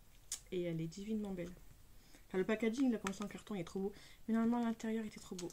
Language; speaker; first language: French; native; French